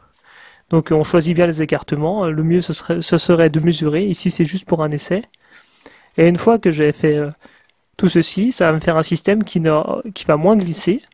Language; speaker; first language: French; native; French